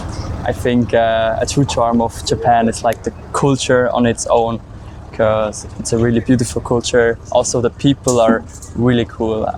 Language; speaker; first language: English; non-native, learner; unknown